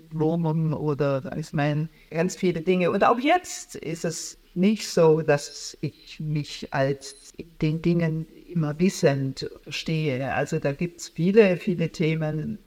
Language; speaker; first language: German; native; German